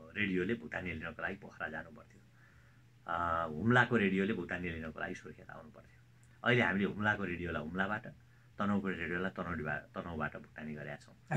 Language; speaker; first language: Nepali; native; Nepali